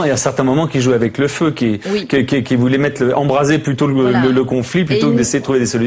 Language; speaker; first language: French; native; French